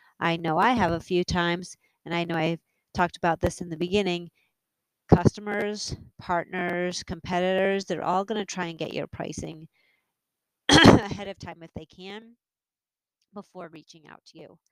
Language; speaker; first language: English; native; English